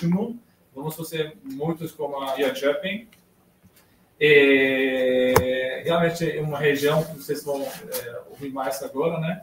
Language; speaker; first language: Portuguese; non-native, fluent; Swedish